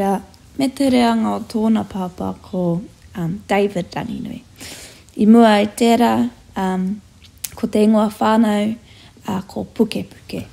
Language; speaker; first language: Māori; non-native, local second language; English